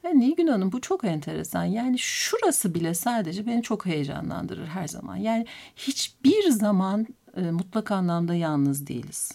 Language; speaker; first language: Turkish; native; Turkish